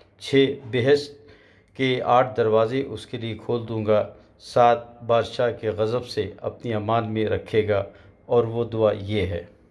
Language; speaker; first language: Hindi; native; Hindi